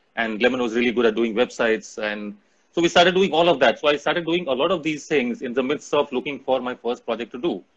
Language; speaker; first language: English; non-native, local second language; Hindi